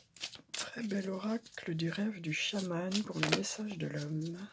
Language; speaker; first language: French; native; French